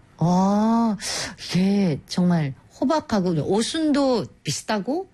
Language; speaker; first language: Korean; native; Korean